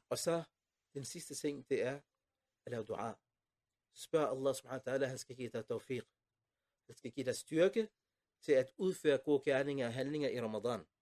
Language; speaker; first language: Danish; non-native, fluent; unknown